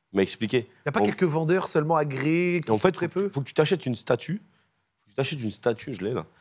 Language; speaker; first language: French; native; French